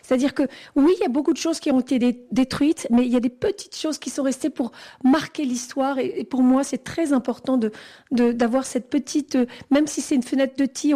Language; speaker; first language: French; native; French